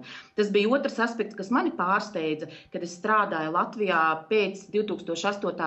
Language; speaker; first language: Latvian; native; Latvian